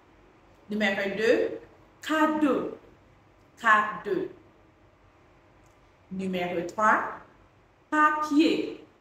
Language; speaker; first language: French; non-native, fluent; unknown